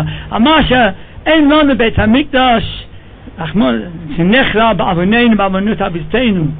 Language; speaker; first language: Hebrew; non-native, fluent; English